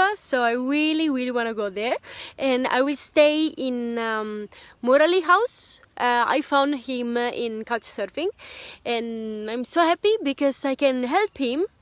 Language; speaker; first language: English; non-native, fluent; Italian